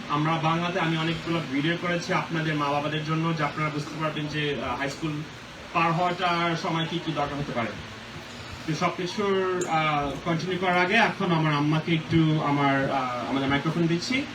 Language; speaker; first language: Bangla; early bilingual, other home language; English